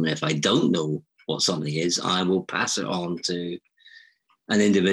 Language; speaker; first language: English; native; English